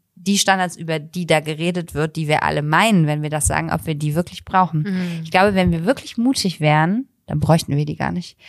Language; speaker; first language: German; native; German